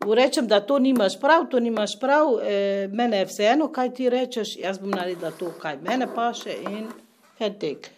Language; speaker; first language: Slovenian; non-native, fluent; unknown